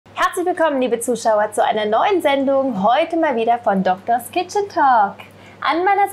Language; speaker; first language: German; native; German